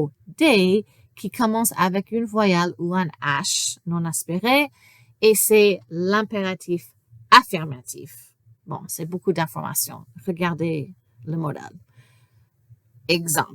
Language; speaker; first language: French; non-native, fluent; English